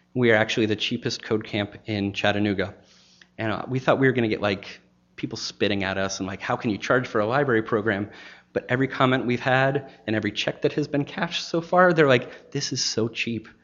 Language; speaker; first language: English; native; English